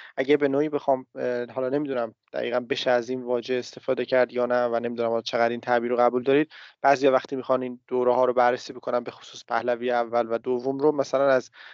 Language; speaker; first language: Persian; native; Persian